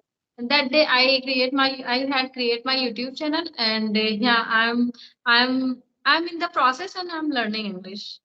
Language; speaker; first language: English; non-native, learner; Hindi